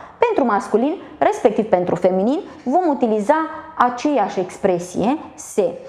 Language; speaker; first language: Romanian; native; Romanian